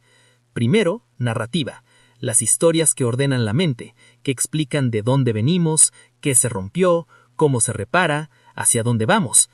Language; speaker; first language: Spanish; native; Spanish